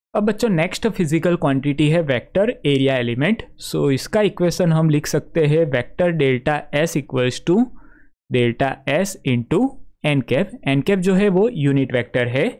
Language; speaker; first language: Hindi; non-native, local second language; Gujarati